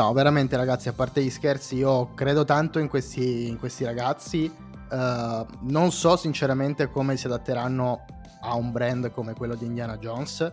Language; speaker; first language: Italian; native; Italian